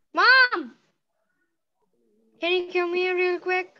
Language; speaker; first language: English; non-native, learner; Sinhala